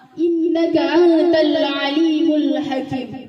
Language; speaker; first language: Arabic; non-native, learner; Indonesian